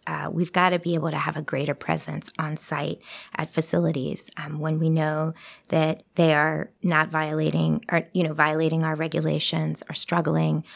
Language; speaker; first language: English; early bilingual, other home language; Spanish